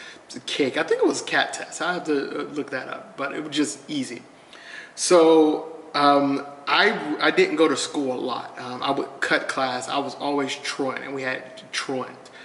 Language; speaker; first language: English; native; English